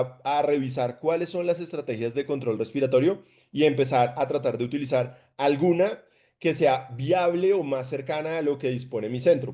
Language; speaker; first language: Spanish; native; Spanish